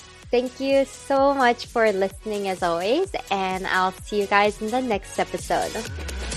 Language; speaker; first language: English; early bilingual, other home language; Korean